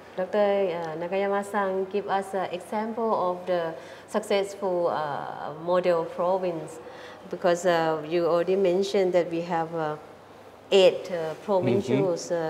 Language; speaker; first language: English; non-native, fluent; Thai